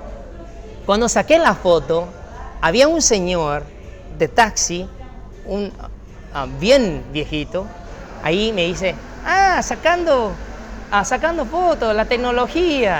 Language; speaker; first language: Spanish; non-native, fluent; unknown